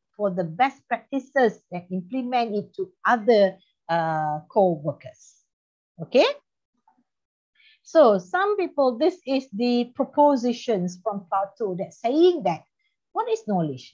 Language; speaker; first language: English; non-native, local second language; Malay